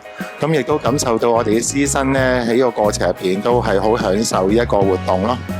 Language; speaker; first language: Cantonese; native; Cantonese